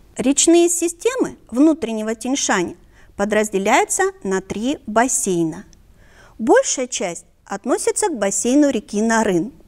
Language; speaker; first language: Russian; non-native, local second language; Kyrgyz